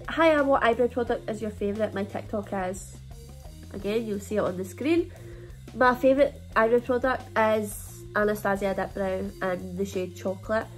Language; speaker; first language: English; native; English